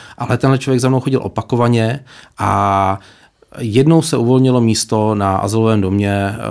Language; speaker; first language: Czech; native; Czech